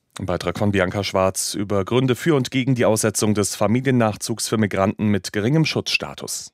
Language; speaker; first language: German; native; German